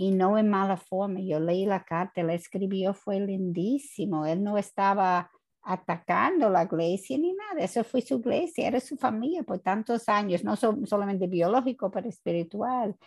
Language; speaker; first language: Spanish; non-native, fluent; English